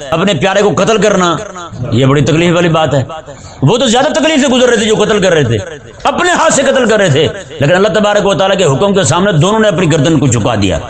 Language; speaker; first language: Urdu; non-native, local second language; Punjabi